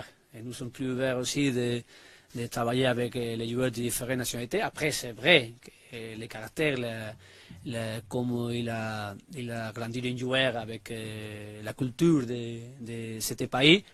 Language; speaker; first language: French; non-native, learner; Spanish